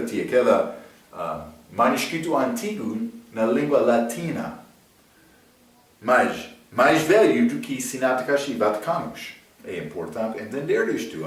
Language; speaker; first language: Portuguese; non-native, fluent; English